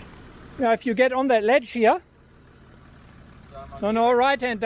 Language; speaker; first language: English; native; English